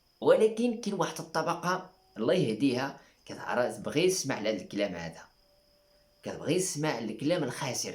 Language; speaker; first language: Arabic; native; Arabic